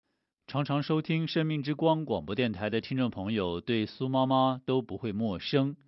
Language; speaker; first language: Chinese; native; Chinese